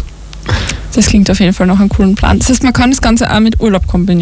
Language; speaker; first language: German; native; German